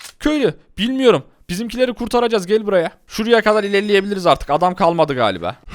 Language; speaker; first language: Turkish; native; Turkish